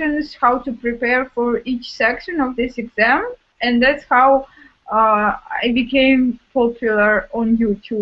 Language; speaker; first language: English; non-native, fluent; Russian